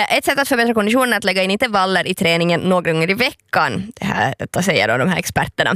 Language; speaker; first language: Swedish; native; Swedish